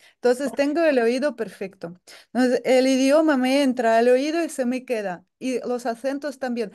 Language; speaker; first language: Spanish; non-native, fluent; Russian